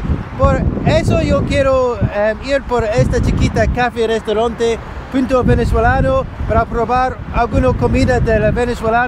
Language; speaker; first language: Spanish; non-native, learner; English